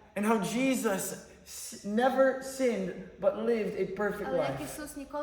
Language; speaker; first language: English; native; English